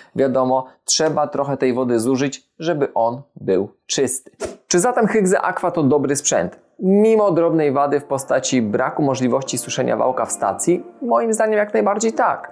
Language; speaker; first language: Polish; native; Polish